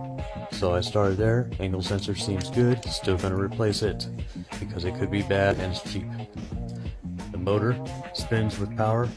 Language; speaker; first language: English; native; English